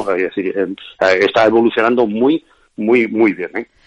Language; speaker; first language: Spanish; native; Spanish